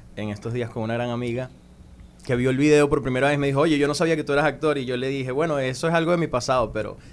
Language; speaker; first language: Spanish; native; Spanish